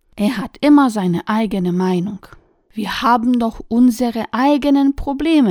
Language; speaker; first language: German; non-native, fluent; Polish